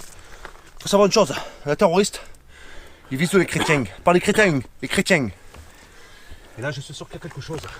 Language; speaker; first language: French; native; French